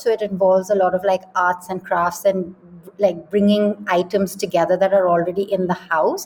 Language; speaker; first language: English; non-native, local second language; Hindi